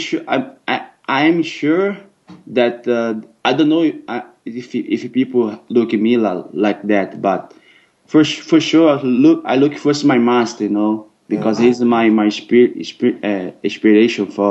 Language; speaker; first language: English; non-native, learner; Portuguese